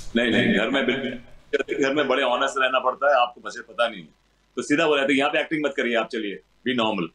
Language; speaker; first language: Hindi; native; Hindi